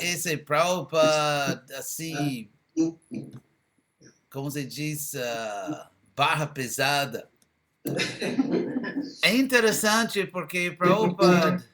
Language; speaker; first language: Portuguese; non-native, fluent; English